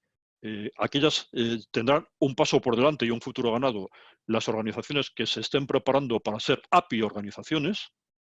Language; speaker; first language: Spanish; native; Spanish